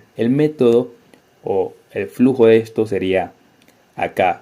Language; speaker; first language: Spanish; native; Spanish